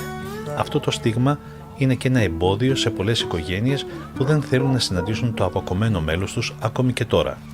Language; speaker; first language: Greek; native; Greek